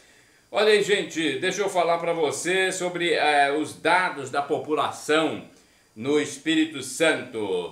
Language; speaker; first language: Portuguese; native; Portuguese